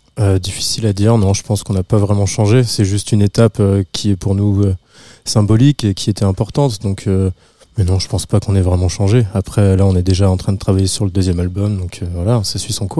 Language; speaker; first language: French; native; French